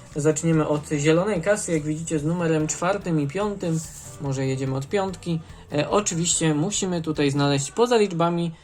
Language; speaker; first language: Polish; native; Polish